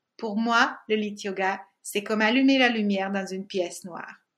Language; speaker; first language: French; non-native, fluent; Hungarian